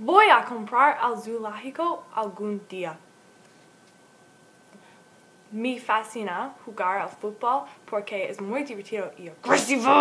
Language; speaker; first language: Spanish; non-native, learner; English